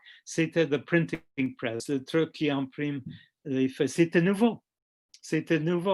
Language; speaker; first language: French; non-native, fluent; English